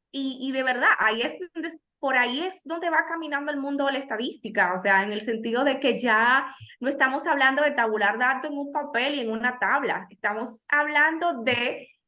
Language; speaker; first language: Spanish; native; Spanish